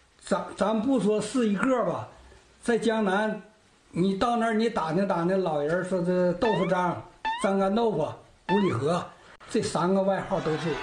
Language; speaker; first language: Chinese; native; Chinese